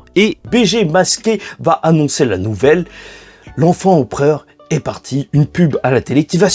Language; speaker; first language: French; native; French